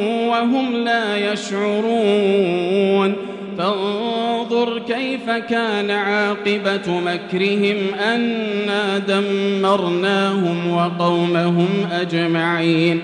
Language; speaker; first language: Arabic; native; Arabic